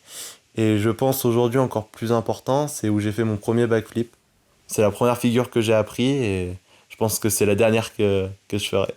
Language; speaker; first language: French; native; French